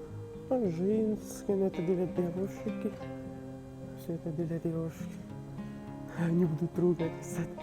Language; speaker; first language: Russian; non-native, learner; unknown